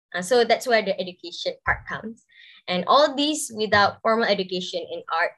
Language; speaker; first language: English; non-native, local second language; Malay